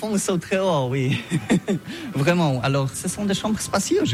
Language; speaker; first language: French; non-native, learner; Polish